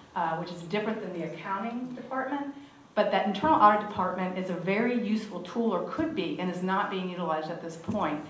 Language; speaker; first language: English; native; English